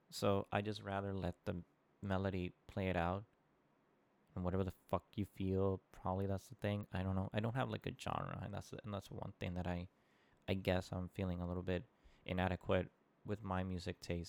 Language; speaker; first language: English; non-native, local second language; Spanish